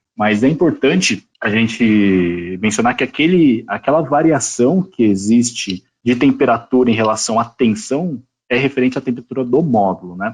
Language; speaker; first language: Portuguese; native; Portuguese